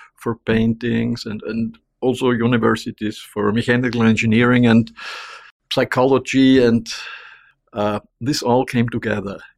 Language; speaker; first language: English; non-native, fluent; German